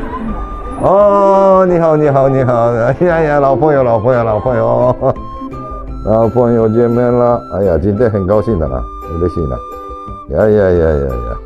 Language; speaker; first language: Chinese; non-native, fluent; Japanese